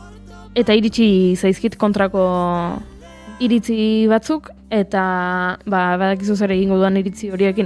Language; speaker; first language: Basque; native; Basque